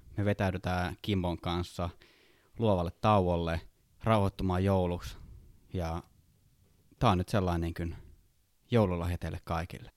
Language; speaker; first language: Finnish; native; Finnish